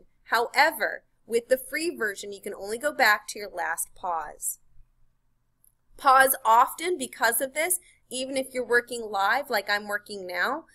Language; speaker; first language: English; native; English